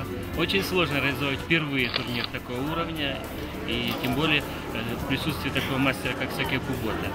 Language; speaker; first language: Russian; native; Russian